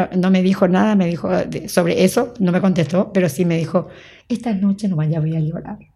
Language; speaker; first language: Spanish; native; Spanish